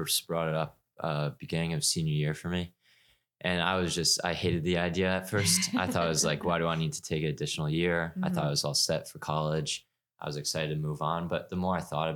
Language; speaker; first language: English; native; English